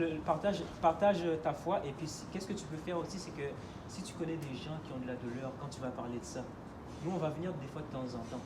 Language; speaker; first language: French; native; French